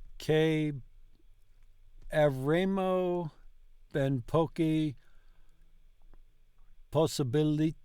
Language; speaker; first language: Italian; non-native, learner; English